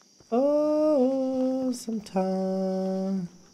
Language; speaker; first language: English; non-native, learner; Portuguese